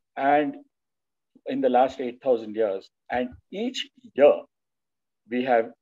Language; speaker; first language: English; non-native, local second language; Telugu